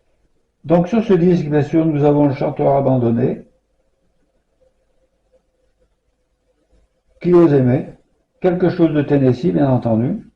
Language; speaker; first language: French; native; French